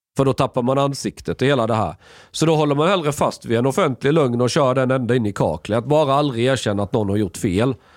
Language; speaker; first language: Swedish; native; Swedish